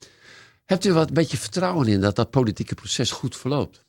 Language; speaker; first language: Dutch; native; Dutch